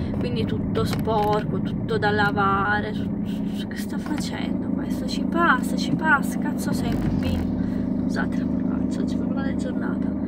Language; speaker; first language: Italian; non-native, fluent; Romanian